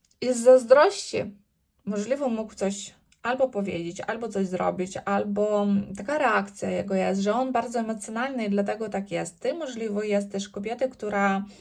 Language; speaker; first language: Polish; non-native, learner; Ukrainian